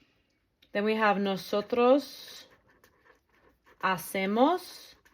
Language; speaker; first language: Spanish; non-native, fluent; English